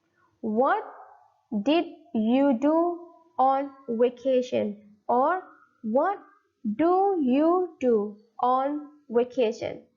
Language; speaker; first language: English; non-native, fluent; Thai